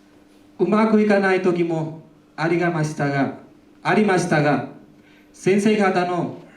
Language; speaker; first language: Japanese; non-native, learner; Nepali